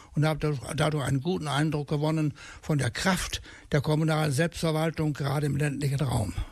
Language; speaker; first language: German; native; German